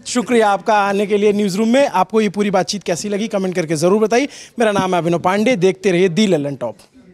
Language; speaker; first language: Hindi; native; Hindi